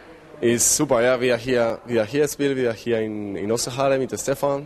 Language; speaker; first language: German; non-native, learner; Spanish